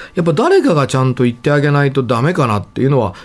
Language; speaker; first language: Japanese; native; Japanese